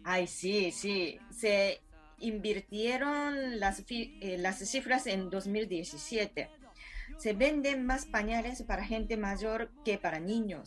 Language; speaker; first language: Spanish; non-native, fluent; Japanese